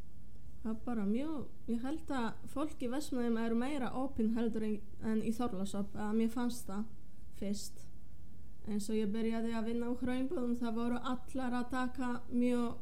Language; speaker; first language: Icelandic; non-native, fluent; Polish